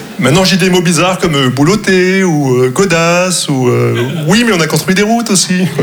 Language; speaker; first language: French; non-native, local second language; Arabic